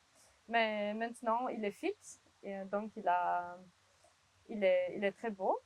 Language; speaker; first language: French; non-native, fluent; Romanian